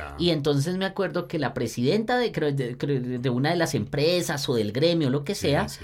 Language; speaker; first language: Spanish; native; Spanish